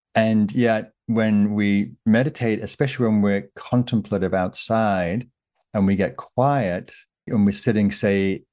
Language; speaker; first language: English; native; English